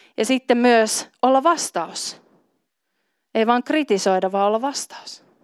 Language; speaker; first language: Finnish; native; Finnish